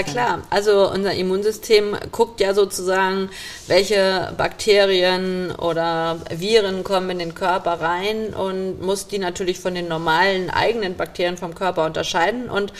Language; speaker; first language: German; native; German